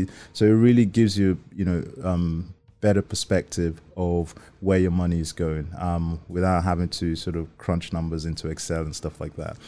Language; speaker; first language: English; non-native, local second language; Yoruba